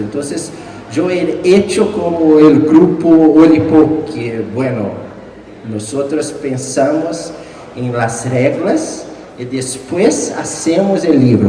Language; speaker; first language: Spanish; non-native, fluent; Portuguese